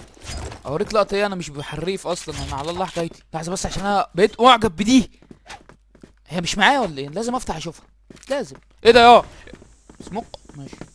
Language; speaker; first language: Arabic; native; Arabic